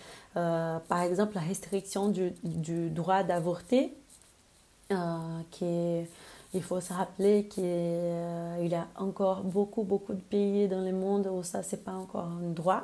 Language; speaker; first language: French; non-native, fluent; Spanish